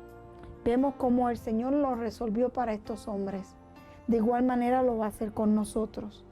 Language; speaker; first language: Spanish; native; Spanish